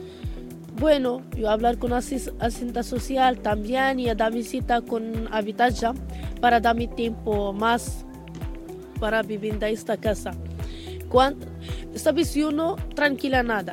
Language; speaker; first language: Spanish; non-native, learner; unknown